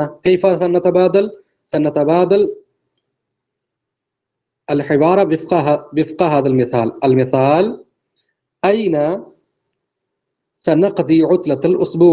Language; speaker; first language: Arabic; non-native, fluent; Urdu